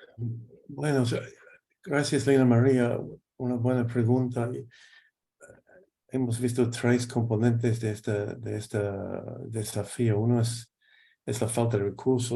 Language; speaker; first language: Spanish; non-native, fluent; English